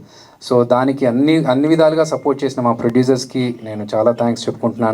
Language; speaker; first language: Telugu; native; Telugu